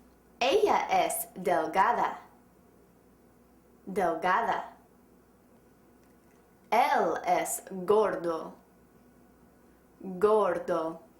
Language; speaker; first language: Spanish; non-native, fluent; English